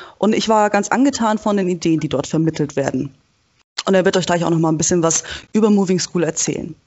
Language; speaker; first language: German; native; German